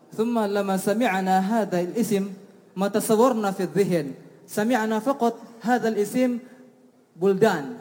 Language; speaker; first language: Arabic; non-native, learner; Indonesian